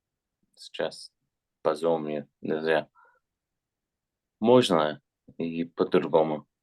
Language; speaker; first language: Russian; non-native, learner; English